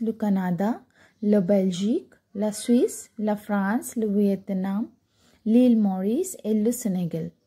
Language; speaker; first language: French; non-native, fluent; Hindi